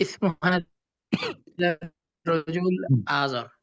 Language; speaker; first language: Arabic; non-native, learner; Bangla